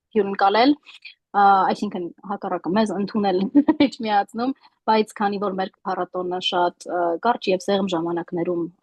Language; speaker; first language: Armenian; native; Armenian